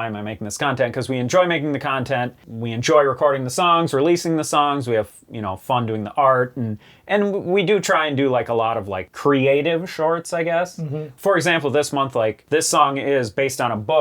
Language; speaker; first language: English; native; English